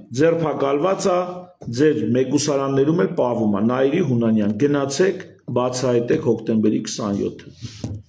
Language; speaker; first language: Armenian; native; Armenian